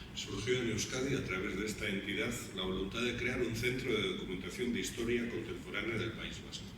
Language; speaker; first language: Spanish; native; Spanish